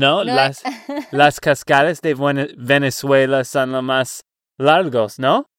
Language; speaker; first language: Spanish; non-native, learner; English